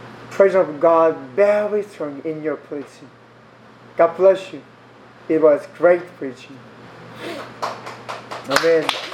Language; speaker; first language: English; non-native, learner; Korean